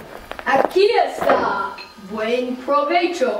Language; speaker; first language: Spanish; non-native, learner; English